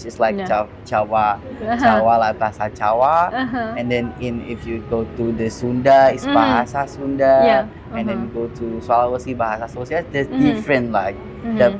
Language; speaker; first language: English; non-native, learner; Indonesian